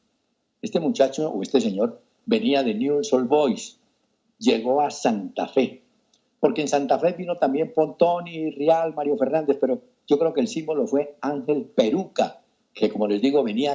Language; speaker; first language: Spanish; native; Spanish